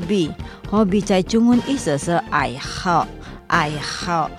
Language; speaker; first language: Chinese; non-native, fluent; Indonesian